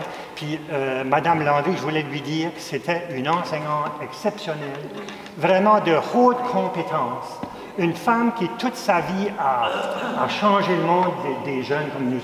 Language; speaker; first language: French; native; French